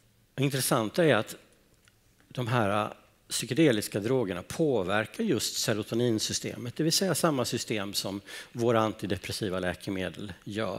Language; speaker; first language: Swedish; native; Swedish